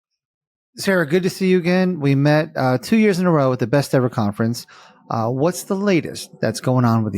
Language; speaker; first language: English; native; English